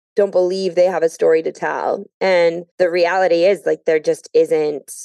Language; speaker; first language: English; native; English